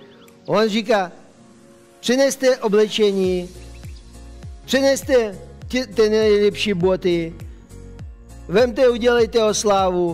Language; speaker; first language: Czech; non-native, fluent; Russian